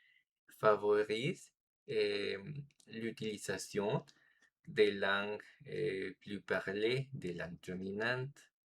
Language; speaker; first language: French; non-native, fluent; Spanish